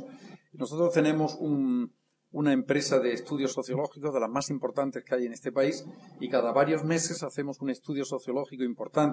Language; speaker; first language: Spanish; native; Spanish